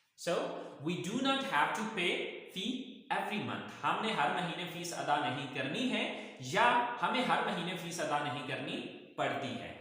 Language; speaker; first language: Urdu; native; Urdu